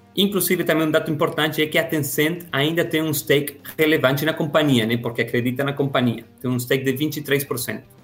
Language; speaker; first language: Portuguese; non-native, fluent; Spanish